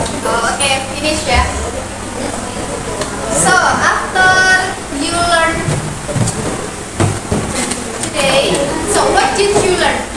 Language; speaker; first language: English; non-native, fluent; Indonesian